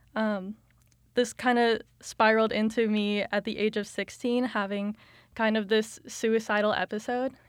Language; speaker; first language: English; native; English